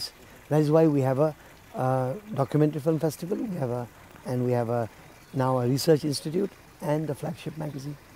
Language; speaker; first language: English; non-native, local second language; Nepali